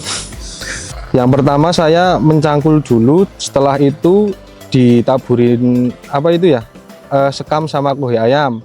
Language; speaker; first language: Indonesian; non-native, local second language; Javanese